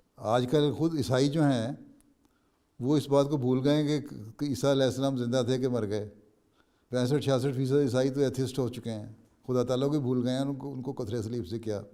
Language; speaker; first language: Urdu; native; Urdu